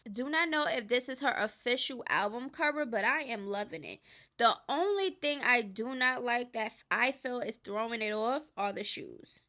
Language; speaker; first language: English; native; English